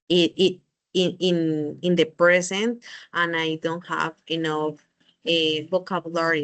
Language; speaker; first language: English; non-native, learner; Spanish